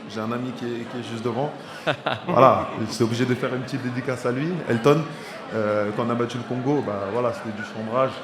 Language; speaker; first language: French; early bilingual, other home language; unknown